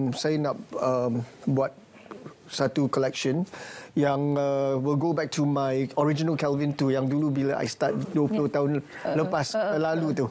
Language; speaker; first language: Malay; native; Malay